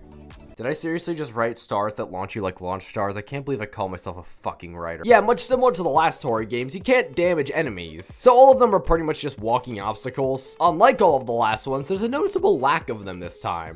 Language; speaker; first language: English; native; English